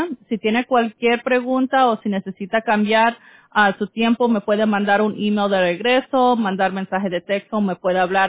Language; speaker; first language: Spanish; early bilingual, heritage; Spanish